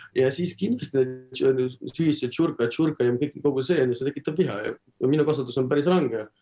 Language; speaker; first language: Estonian; non-native, local second language; Russian